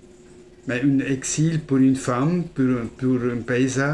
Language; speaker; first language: French; non-native, fluent; German